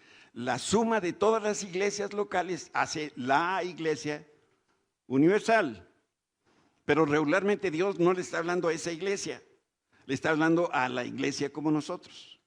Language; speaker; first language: Spanish; native; Spanish